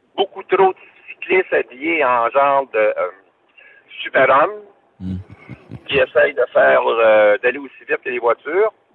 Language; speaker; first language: French; native; French